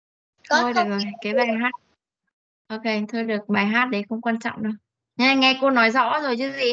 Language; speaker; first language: Vietnamese; native; Vietnamese